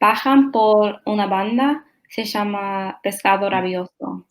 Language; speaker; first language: Spanish; non-native, learner; English